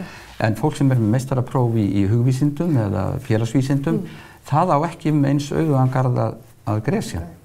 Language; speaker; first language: Icelandic; native; Icelandic